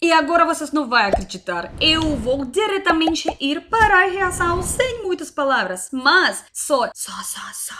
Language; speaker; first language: Portuguese; non-native, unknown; Russian